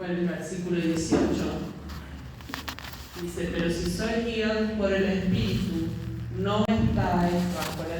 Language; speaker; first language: Spanish; native; Spanish